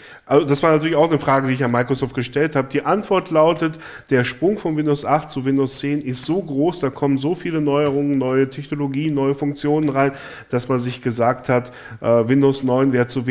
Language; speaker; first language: German; native; German